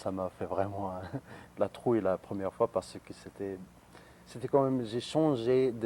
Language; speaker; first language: French; non-native, local second language; Arabic